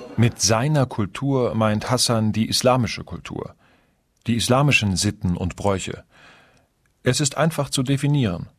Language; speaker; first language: German; non-native, fluent; Persian